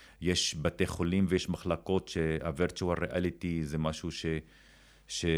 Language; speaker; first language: Hebrew; non-native, local second language; Arabic